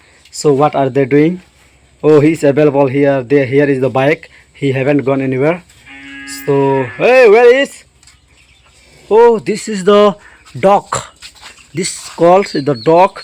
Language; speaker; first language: English; non-native, learner; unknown